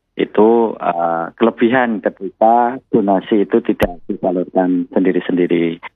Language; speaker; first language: Malay; non-native, local second language; Javanese